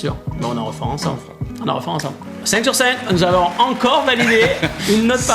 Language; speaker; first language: French; native; French